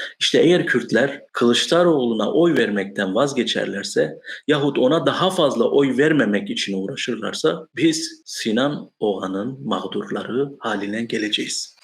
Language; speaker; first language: Turkish; non-native, local second language; Kurdish